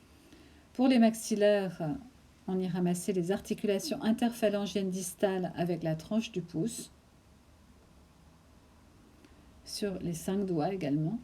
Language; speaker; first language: French; native; French